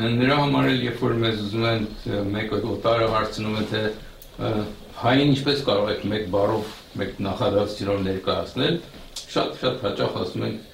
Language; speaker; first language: Armenian; early bilingual, heritage; Armenian